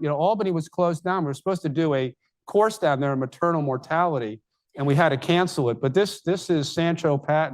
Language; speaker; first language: English; native; English